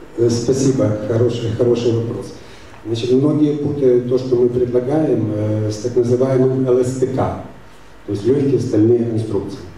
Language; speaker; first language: Russian; native; Russian